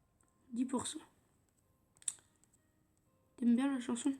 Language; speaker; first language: French; native; French